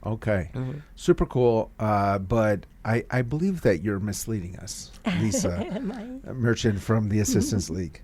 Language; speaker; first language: English; native; English